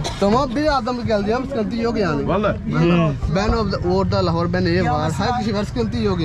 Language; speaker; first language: Turkish; non-native, learner; Punjabi